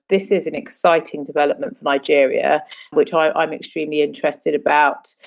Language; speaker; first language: English; non-native, local second language; Akan